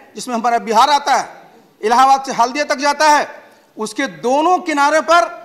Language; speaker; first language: Hindi; native; Hindi